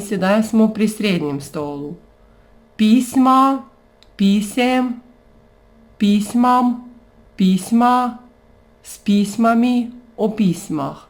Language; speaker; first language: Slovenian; non-native, fluent; Russian